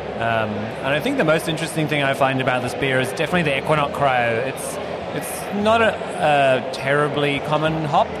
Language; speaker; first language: English; native; English